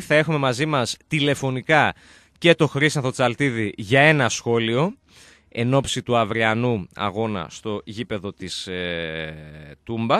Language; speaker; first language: Greek; native; Greek